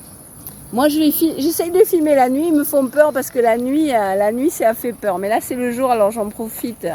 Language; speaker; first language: French; native; French